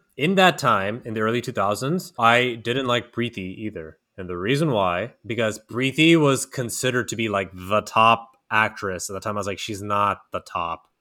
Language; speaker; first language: English; native; English